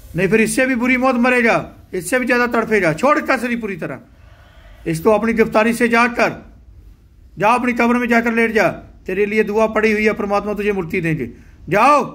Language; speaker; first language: Hindi; non-native, local second language; Punjabi